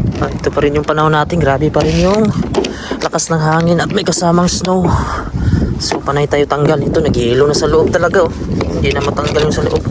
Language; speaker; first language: Filipino; non-native, local second language; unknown